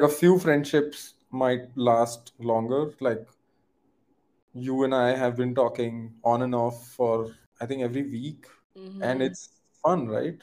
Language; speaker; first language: English; non-native, local second language; Hindi